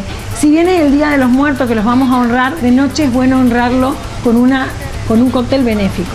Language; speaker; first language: Spanish; native; Spanish